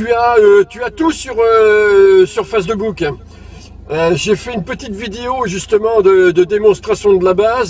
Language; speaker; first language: French; native; French